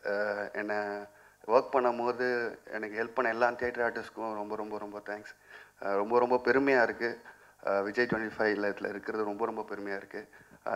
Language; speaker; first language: Tamil; non-native, local second language; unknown